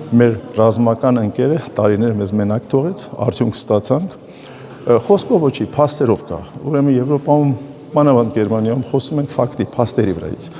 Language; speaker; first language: Armenian; early bilingual, heritage; Armenian